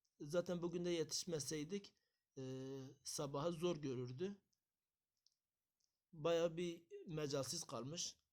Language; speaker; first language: Turkish; native; Turkish